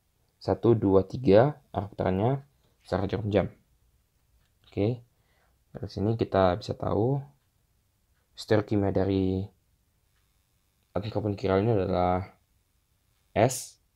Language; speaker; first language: Indonesian; native; Indonesian